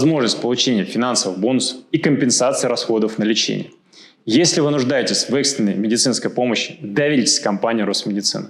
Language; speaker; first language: Russian; native; Russian